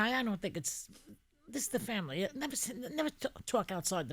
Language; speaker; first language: English; native; English